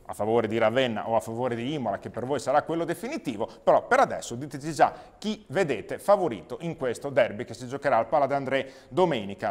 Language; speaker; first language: Italian; native; Italian